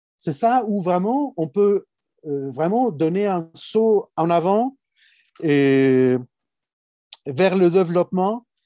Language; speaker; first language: French; non-native, fluent; Spanish